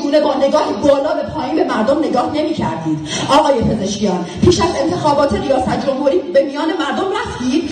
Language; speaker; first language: Persian; non-native, local second language; Kurdish